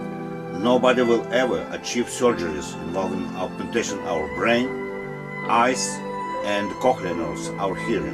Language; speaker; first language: English; non-native, learner; Russian